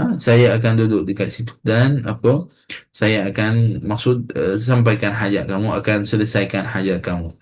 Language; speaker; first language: Malay; non-native, fluent; Arabic